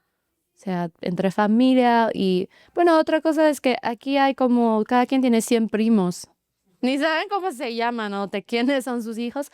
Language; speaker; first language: Spanish; non-native, fluent; Chinese